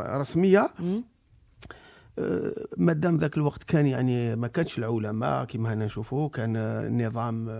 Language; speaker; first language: Arabic; native; Arabic